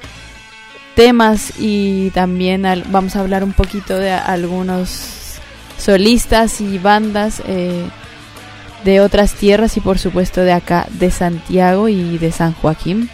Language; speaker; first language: Spanish; native; Spanish